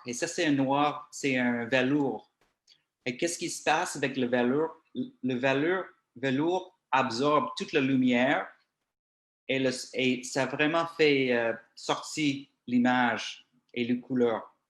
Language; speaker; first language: French; non-native, local second language; English